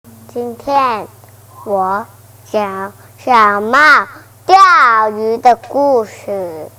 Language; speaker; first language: Chinese; non-native, local second language; Cantonese